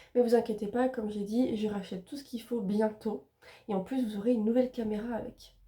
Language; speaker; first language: French; native; French